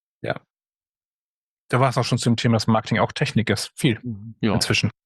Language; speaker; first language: German; native; German